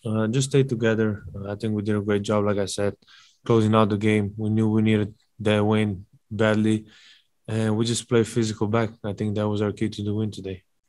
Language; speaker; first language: English; non-native, fluent; Slovenian